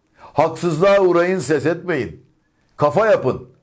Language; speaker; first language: Turkish; native; Turkish